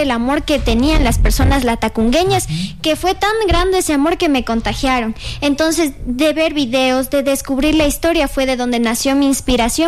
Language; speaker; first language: Spanish; native; Spanish